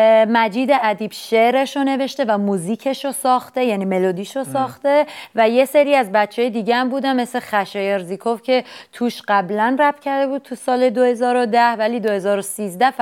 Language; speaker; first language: Persian; non-native, local second language; Armenian